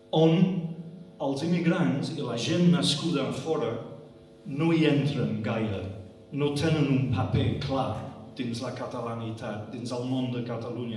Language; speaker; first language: Catalan; non-native, fluent; English